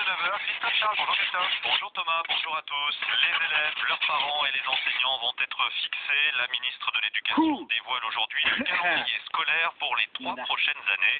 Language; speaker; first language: French; native; French